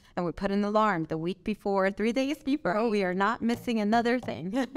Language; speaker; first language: English; non-native, fluent; Spanish